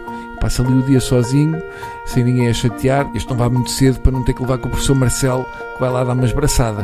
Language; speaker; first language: Portuguese; native; Portuguese